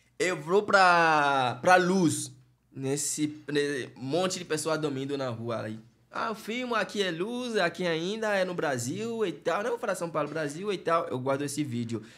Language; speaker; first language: Portuguese; non-native, fluent; Fon